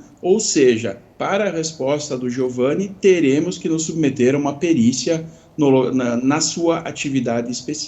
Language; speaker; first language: Portuguese; native; Portuguese